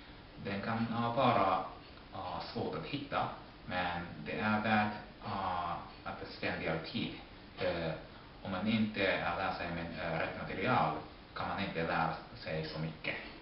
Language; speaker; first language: Swedish; non-native, fluent; Japanese